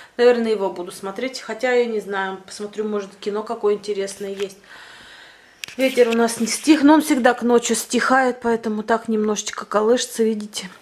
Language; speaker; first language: Russian; native; Russian